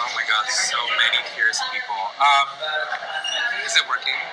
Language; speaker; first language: English; early bilingual, other home language; Polish